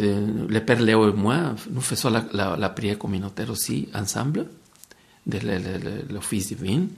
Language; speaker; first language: French; non-native, fluent; Spanish